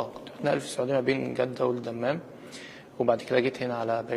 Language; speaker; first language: Arabic; native; Arabic